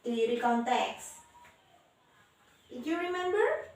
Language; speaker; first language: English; non-native, learner; Indonesian